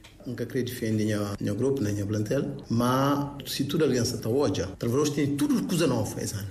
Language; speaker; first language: Portuguese; non-native, local second language; Kabuverdianu